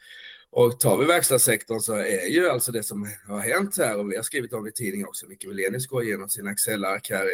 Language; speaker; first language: Swedish; native; Swedish